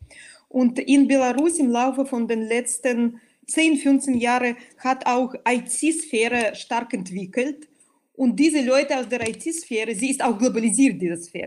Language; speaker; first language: German; non-native, fluent; Russian